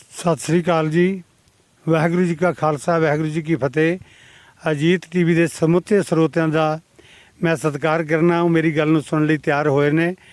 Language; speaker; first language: Punjabi; native; Punjabi